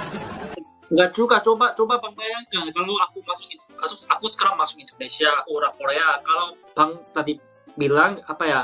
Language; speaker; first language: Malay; non-native, fluent; Korean